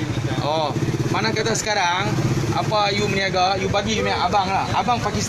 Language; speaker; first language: Malay; native; Malay